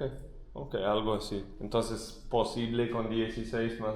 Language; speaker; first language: Spanish; non-native, learner; English